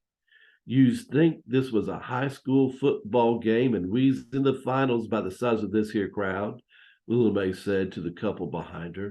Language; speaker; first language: English; native; English